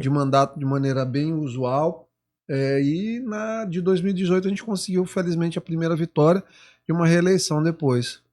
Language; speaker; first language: Portuguese; native; Portuguese